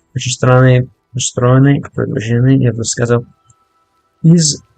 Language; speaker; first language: Russian; non-native, learner; English